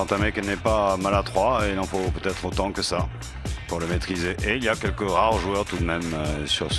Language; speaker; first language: French; native; French